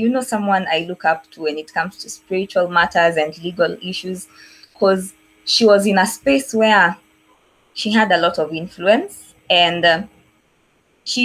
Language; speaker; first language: English; non-native, local second language; Swahili